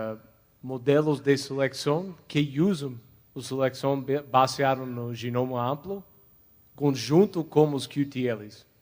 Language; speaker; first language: Portuguese; non-native, fluent; English